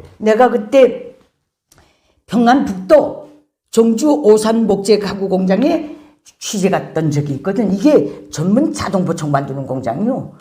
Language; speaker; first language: Korean; native; Korean